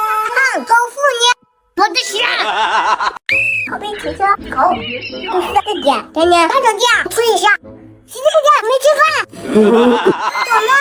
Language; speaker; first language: Chinese; native; Chinese